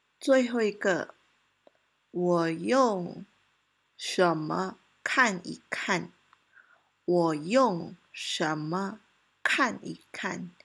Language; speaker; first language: Chinese; non-native, local second language; Malay